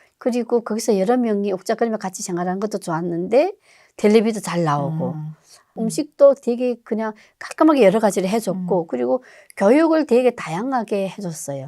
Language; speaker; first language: Korean; native; Korean